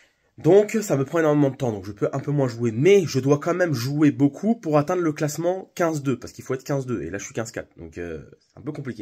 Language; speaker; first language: French; native; French